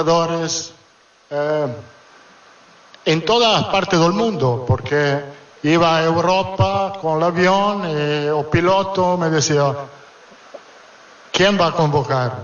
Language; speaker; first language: Portuguese; non-native, fluent; Italian